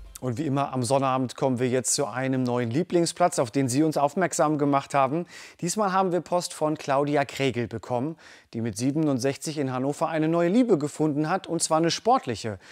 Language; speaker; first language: German; native; German